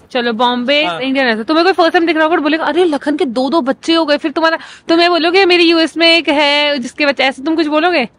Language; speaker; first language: Hindi; native; Hindi